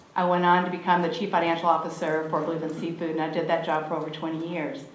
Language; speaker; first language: English; native; English